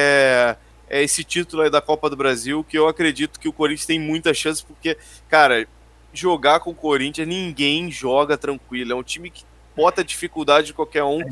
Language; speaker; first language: Portuguese; native; Portuguese